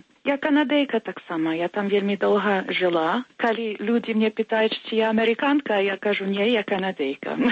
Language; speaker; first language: Belarusian; early bilingual, heritage; Belarusian